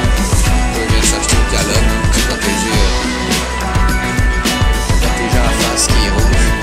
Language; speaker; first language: French; native; French